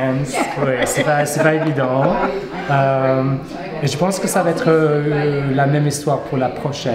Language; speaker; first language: French; non-native, fluent; English